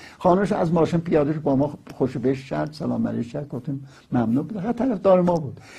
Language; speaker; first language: Persian; non-native, local second language; Azerbaijani